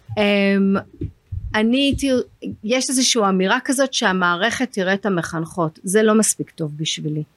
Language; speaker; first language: Hebrew; early bilingual, heritage; Hebrew